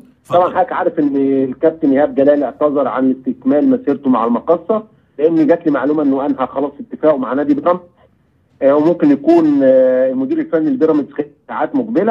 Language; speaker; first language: Arabic; native; Arabic